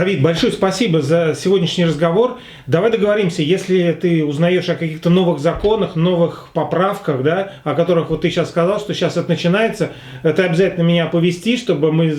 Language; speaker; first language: Russian; native; Russian